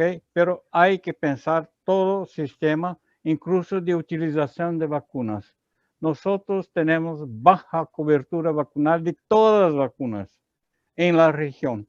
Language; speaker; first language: Spanish; non-native, learner; Portuguese